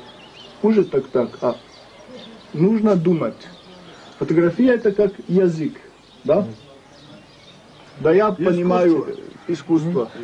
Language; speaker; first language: Russian; non-native, learner; French